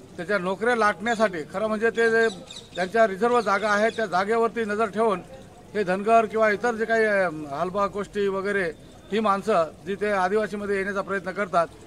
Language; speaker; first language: Marathi; non-native, local second language; Kukna